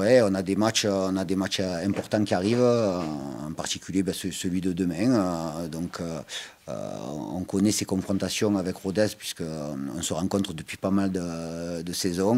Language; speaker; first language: French; native; French